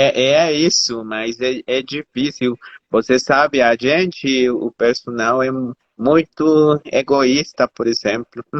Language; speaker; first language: Portuguese; non-native, fluent; Spanish